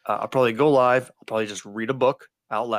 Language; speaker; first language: English; native; English